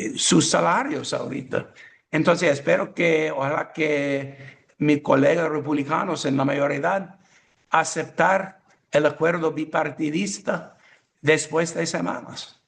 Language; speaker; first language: Spanish; non-native, learner; English